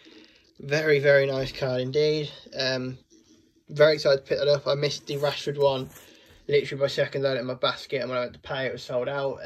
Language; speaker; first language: English; native; English